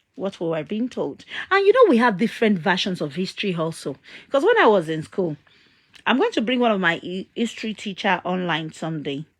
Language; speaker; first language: English; non-native, local second language; Yoruba